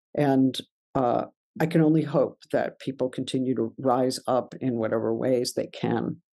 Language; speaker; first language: English; native; English